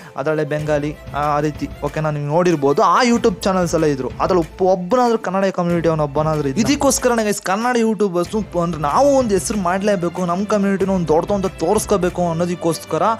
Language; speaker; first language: Kannada; non-native, local second language; Tamil